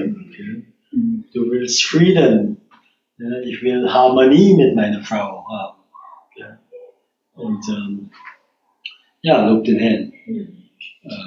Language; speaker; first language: German; non-native, fluent; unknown